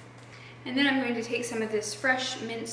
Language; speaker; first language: English; native; English